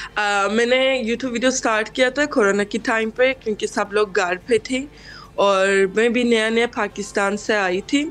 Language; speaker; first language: Hindi; non-native, fluent; Turkish